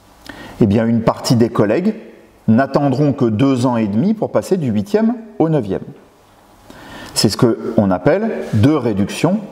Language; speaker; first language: French; native; French